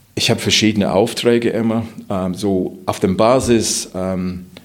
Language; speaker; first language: German; non-native, fluent; English